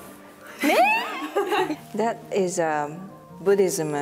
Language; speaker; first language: Dutch; non-native, fluent; Japanese